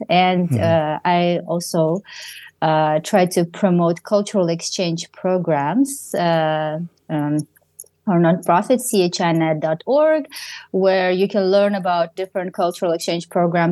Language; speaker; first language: English; non-native, fluent; Russian